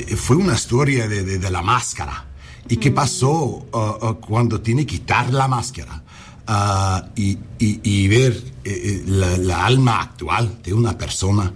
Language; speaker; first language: Spanish; early bilingual, heritage; English